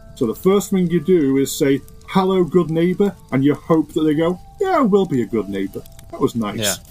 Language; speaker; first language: English; native; English